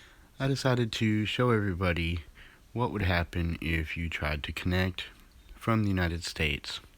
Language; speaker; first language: English; native; English